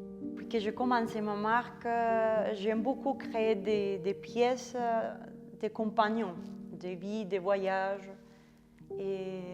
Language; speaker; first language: French; non-native, fluent; Spanish